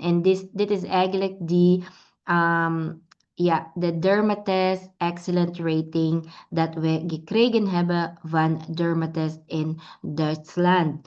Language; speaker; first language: Dutch; non-native, learner; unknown